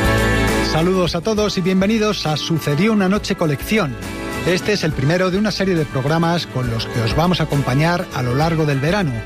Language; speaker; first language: Spanish; native; Spanish